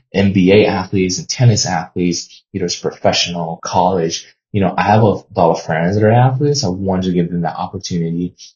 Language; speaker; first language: English; non-native, fluent; Chinese